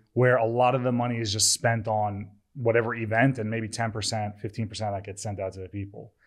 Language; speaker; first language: English; early bilingual, other home language; Turkish